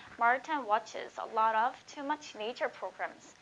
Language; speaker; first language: English; non-native, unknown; Korean